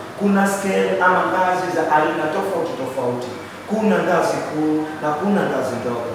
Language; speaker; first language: Swahili; native; Swahili